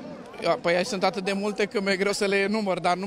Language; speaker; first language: Romanian; native; Romanian